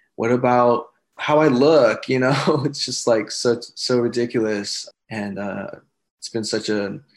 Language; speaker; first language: English; native; English